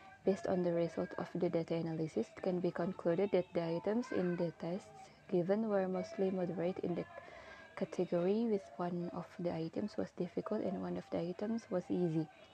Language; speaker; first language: English; non-native, fluent; Indonesian